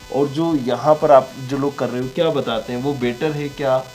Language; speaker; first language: Hindi; native; Hindi